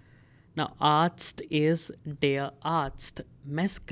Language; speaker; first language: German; non-native, fluent; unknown